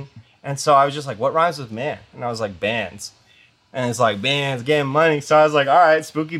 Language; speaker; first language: English; native; English